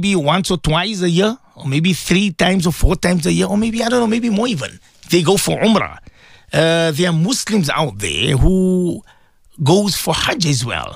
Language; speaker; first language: English; native; English